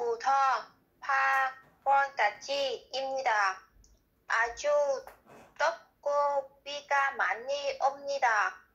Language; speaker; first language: Korean; non-native, learner; Vietnamese